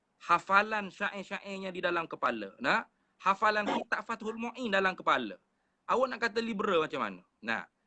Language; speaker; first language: Malay; native; Malay